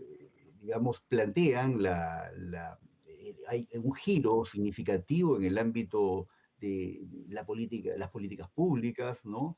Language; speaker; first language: Spanish; native; Spanish